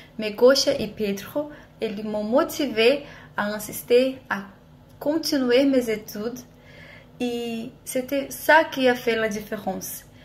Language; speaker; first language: French; non-native, fluent; Portuguese